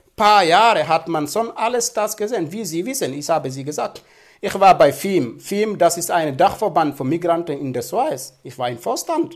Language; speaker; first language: German; non-native, fluent; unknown